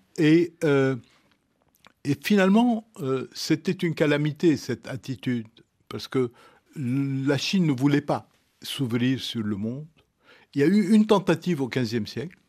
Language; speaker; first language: French; non-native, local second language; Arabic